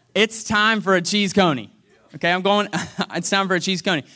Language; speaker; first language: English; native; English